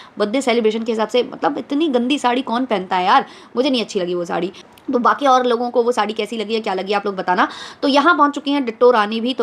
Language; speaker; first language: Hindi; native; Hindi